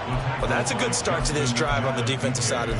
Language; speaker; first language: English; native; English